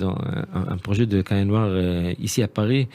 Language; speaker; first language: French; non-native, learner; Hebrew